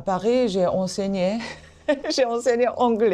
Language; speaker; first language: French; non-native, fluent; Japanese